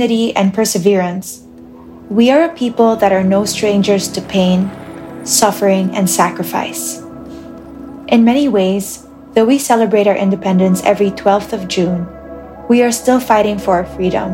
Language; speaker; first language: English; non-native, local second language; Filipino